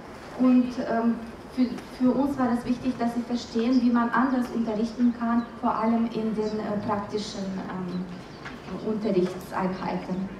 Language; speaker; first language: German; non-native, fluent; Romanian